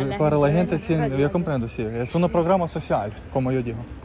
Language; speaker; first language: Spanish; non-native, learner; Russian